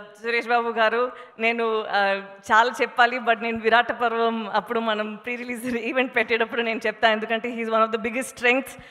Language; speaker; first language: Telugu; non-native, fluent; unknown